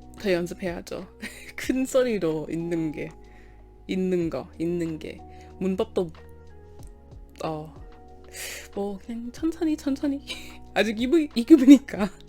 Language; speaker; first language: Korean; non-native, learner; English